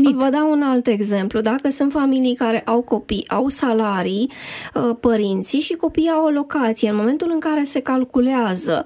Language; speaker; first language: Romanian; native; Romanian